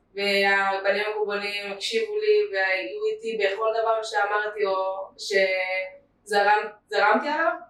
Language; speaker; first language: Hebrew; early bilingual, other home language; Russian